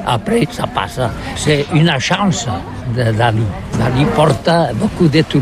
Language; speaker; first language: French; non-native, learner; Catalan